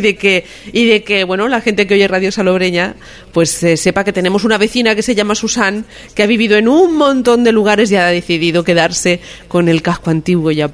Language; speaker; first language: Spanish; native; Spanish